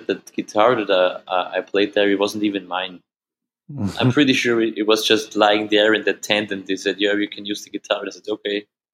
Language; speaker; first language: English; non-native, fluent; German